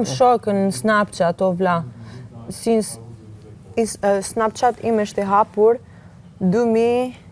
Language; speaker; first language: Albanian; early bilingual, heritage; Albanian